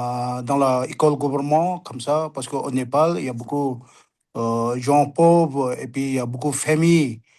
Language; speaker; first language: French; non-native, learner; Sherpa